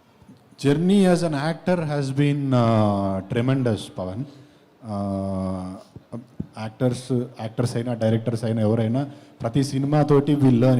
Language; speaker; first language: Telugu; native; Telugu